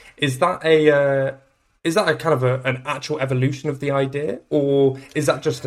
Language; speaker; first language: English; native; English